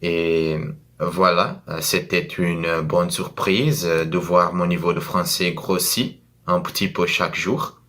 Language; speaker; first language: French; non-native, fluent; Portuguese